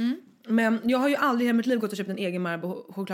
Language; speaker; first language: Swedish; native; Swedish